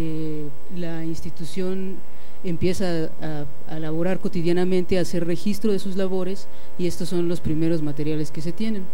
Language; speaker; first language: Spanish; native; Spanish